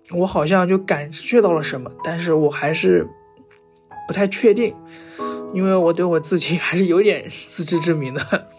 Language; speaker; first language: Chinese; native; Chinese